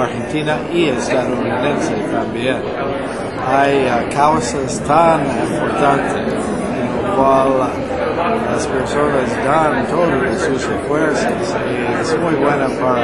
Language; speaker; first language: Spanish; non-native, fluent; English